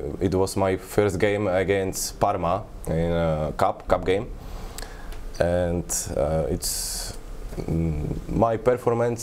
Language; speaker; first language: English; non-native, learner; Czech